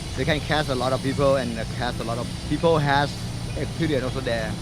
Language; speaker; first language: English; non-native, learner; Thai